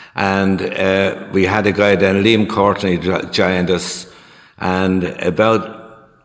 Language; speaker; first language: English; native; English